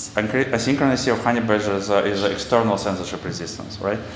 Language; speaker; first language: English; non-native, fluent; Russian